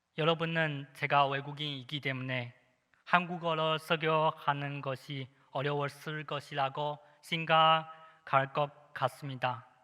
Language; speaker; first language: Korean; non-native, fluent; Chinese